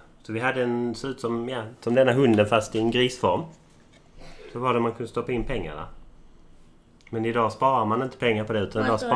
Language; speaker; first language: Swedish; native; Swedish